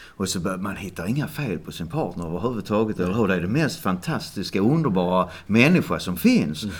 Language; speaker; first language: Swedish; native; Swedish